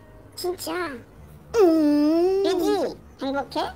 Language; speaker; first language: Korean; non-native, learner; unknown